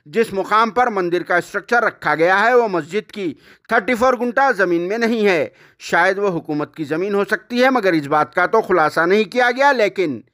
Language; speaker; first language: Hindi; non-native, local second language; Urdu